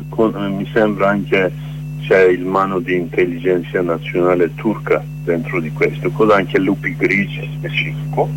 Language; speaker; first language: Italian; non-native, learner; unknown